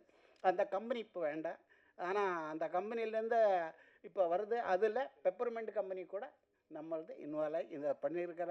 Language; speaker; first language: Tamil; non-native, learner; Malayalam